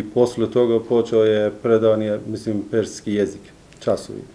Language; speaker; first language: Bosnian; non-native, learner; Persian